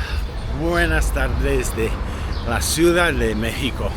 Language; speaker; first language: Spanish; non-native, learner; English